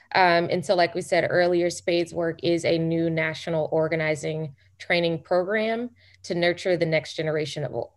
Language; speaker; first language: English; native; English